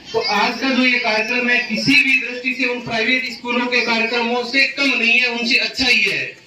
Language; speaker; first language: Hindi; native; Hindi